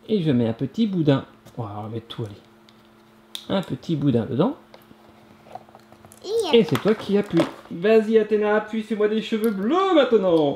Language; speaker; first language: French; native; French